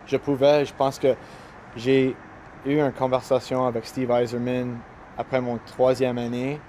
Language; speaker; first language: French; non-native, local second language; English